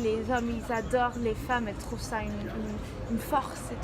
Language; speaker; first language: French; non-native, fluent; Dutch